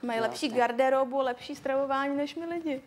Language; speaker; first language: Czech; native; Czech